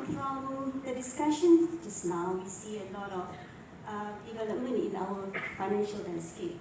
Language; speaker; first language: English; non-native, local second language; Malay